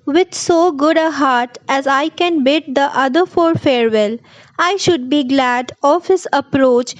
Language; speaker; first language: English; non-native, local second language; Bangla